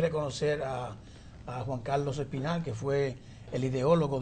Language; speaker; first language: Spanish; native; Spanish